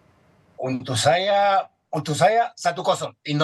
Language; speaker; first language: Indonesian; non-native, fluent; Spanish